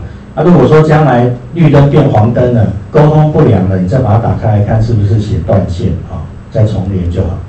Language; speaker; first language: Chinese; native; Chinese